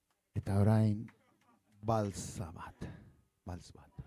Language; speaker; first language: Basque; non-native, local second language; Spanish